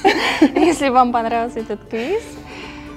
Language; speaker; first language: Russian; native; Russian